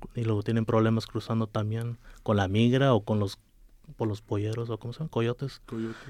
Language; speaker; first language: Spanish; early bilingual, heritage; Spanish